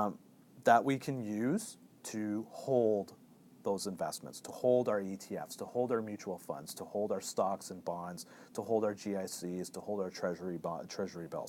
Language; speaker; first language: English; native; English